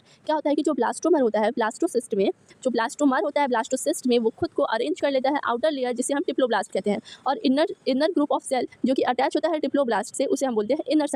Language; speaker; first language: Hindi; native; Hindi